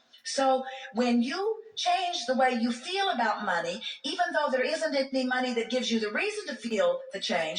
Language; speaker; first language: English; native; English